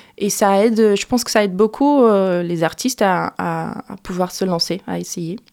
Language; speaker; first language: French; non-native, fluent; Portuguese